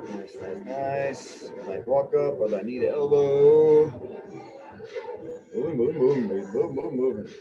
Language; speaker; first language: English; native; English